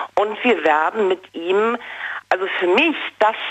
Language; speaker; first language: German; native; German